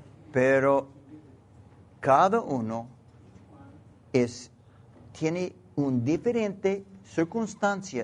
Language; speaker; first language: Spanish; non-native, learner; English